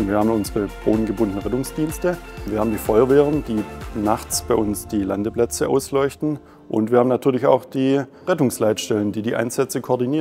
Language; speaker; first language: German; native; German